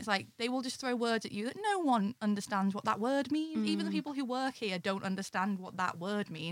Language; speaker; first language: English; native; English